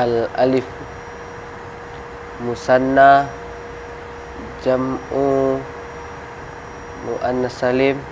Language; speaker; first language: Arabic; non-native, learner; Indonesian